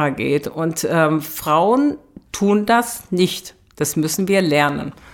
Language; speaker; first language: German; early bilingual, other home language; Turkish